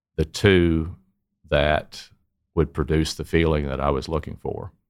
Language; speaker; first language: English; native; English